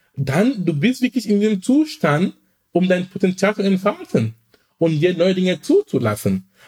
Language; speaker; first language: German; non-native, fluent; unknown